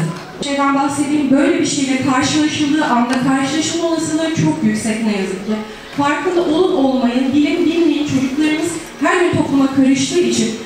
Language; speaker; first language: Turkish; native; Turkish